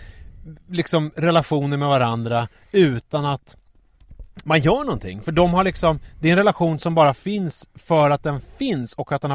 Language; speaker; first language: Swedish; native; Swedish